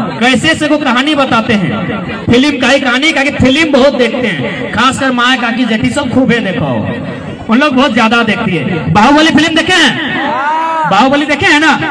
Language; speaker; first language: Hindi; non-native, local second language; Magahi